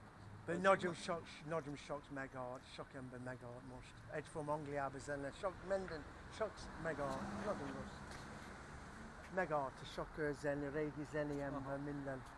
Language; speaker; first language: Hungarian; non-native, learner; English